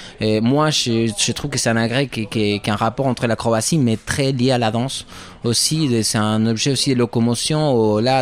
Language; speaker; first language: French; non-native, fluent; Spanish